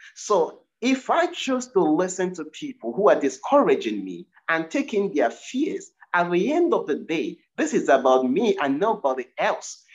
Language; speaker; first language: English; non-native, local second language; Igbo